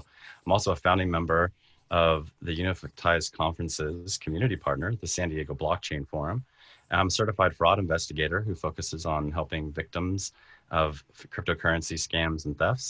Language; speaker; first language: English; native; English